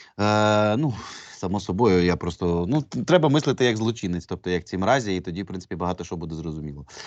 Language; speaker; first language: Ukrainian; native; Ukrainian